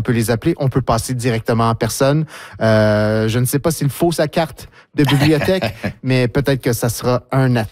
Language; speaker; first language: French; native; French